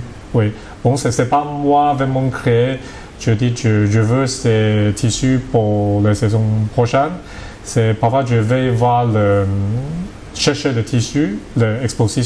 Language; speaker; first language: French; non-native, learner; Cantonese